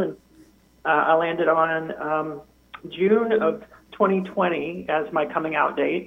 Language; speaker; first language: English; native; English